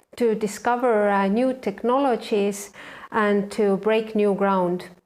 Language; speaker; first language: English; non-native, fluent; Estonian